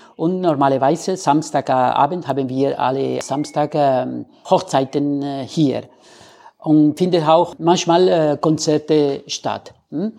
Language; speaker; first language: German; non-native, fluent; Spanish